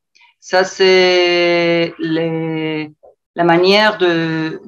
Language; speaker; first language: French; non-native, learner; Spanish